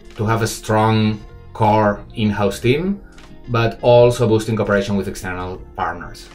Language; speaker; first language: English; non-native, fluent; Spanish